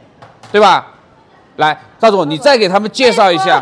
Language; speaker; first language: Chinese; native; Chinese